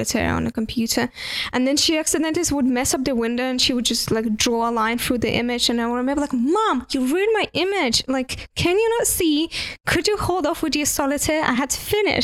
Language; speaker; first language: English; non-native, fluent; Russian